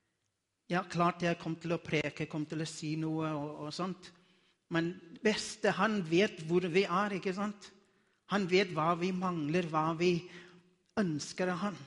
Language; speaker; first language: Norwegian; non-native, learner; Afrikaans